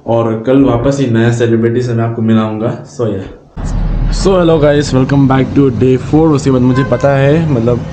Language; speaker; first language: Hindi; non-native, local second language; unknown